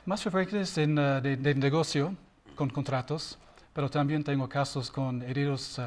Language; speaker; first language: Spanish; non-native, learner; English